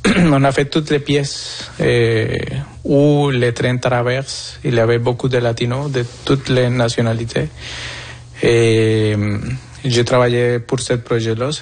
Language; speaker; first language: French; non-native, fluent; Spanish